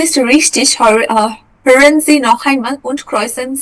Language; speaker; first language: German; non-native, fluent; Bangla